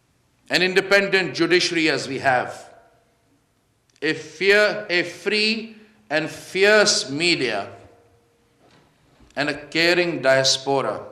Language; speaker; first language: English; non-native, local second language; Urdu